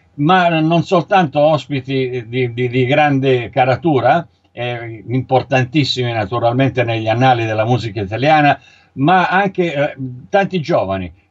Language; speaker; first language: Italian; native; Italian